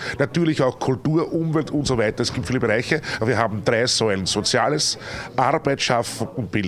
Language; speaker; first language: German; native; German